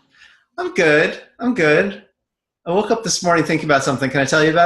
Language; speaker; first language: English; native; English